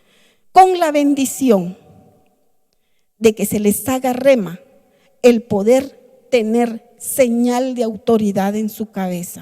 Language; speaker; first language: Spanish; native; Spanish